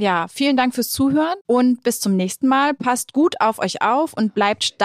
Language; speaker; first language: German; native; German